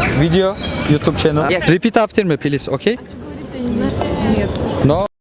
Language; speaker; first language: English; non-native, learner; Turkish